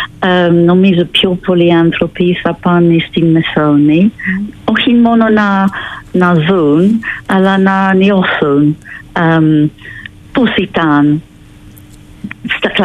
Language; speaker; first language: Greek; non-native, learner; English